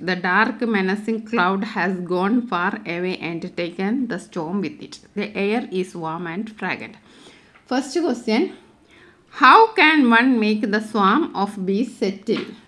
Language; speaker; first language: English; non-native, local second language; Malayalam